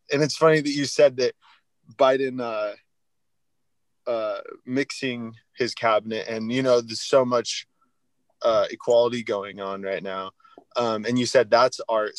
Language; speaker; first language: English; native; English